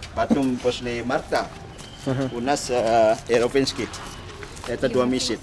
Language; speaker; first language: Russian; non-native, learner; Indonesian